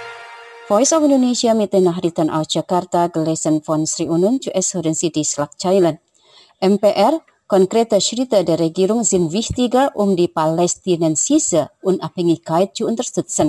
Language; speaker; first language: German; non-native, fluent; Indonesian